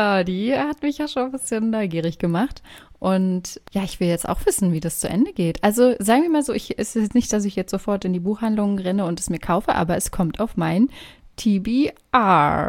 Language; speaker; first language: German; native; German